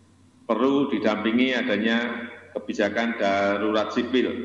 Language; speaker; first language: Indonesian; non-native, local second language; Javanese